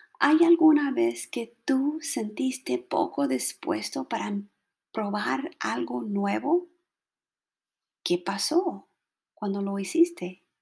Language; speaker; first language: Spanish; non-native, fluent; English